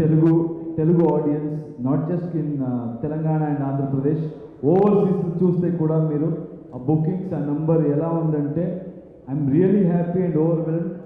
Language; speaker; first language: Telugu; non-native, learner; Kannada